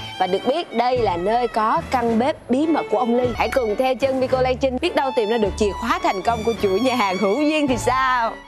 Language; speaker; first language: Vietnamese; native; Vietnamese